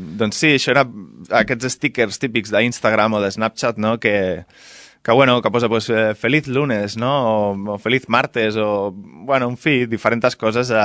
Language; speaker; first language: Catalan; non-native, local second language; Spanish